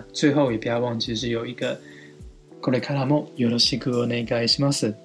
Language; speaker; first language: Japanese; non-native, fluent; Chinese